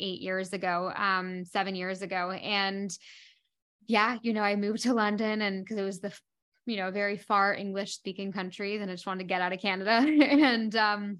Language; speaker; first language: English; native; English